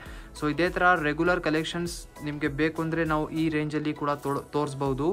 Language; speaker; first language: Kannada; native; Kannada